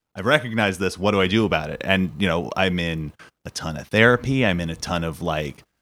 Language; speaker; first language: English; native; English